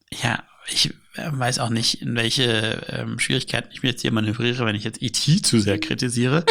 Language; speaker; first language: German; native; German